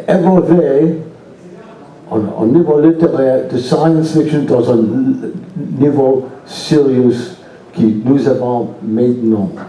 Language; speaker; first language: French; non-native, learner; English